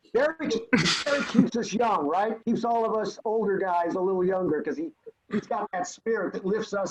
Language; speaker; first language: English; native; English